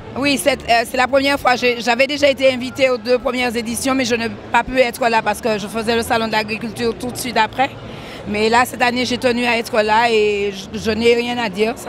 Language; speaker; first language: French; native; French